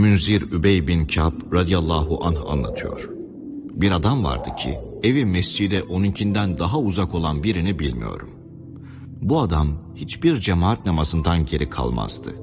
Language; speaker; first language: Turkish; native; Turkish